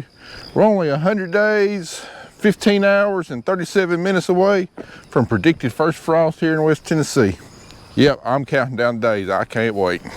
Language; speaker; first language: English; native; English